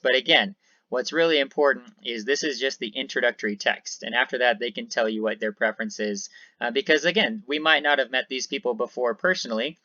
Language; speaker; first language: English; native; English